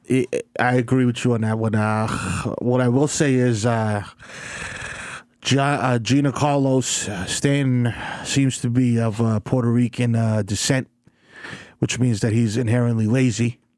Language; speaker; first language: English; early bilingual, other home language; Spanish